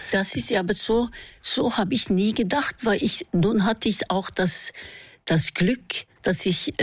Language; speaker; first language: German; non-native, fluent; Norwegian